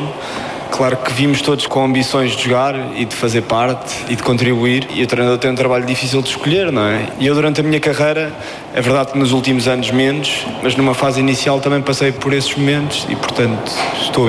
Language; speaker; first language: Portuguese; native; Portuguese